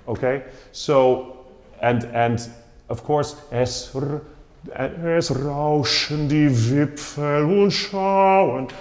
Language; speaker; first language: German; non-native, fluent; English